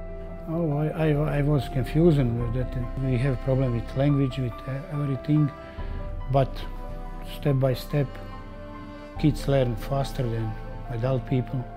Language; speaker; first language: English; non-native, learner; Croatian